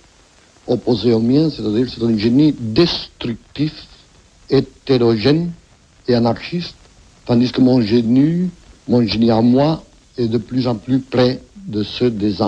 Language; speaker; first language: French; non-native, fluent; Catalan